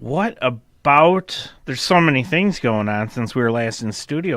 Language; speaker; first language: English; native; English